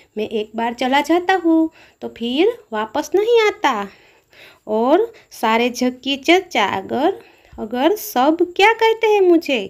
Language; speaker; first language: Hindi; non-native, local second language; Gujarati